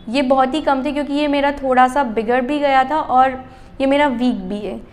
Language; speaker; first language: Hindi; native; Hindi